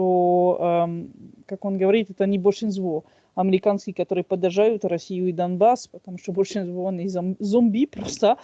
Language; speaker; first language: Russian; non-native, fluent; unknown